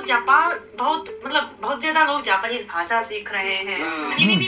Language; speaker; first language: Hindi; non-native, fluent; Japanese